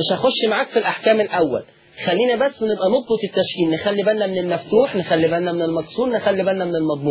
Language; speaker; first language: Arabic; native; Arabic